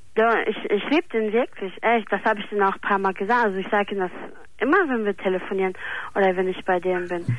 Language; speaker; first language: German; early bilingual, other home language; Italian